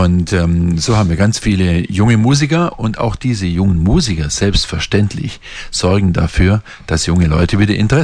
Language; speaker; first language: German; native; German